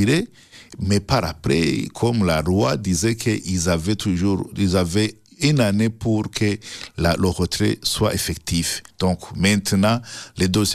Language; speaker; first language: French; non-native, local second language; Rundi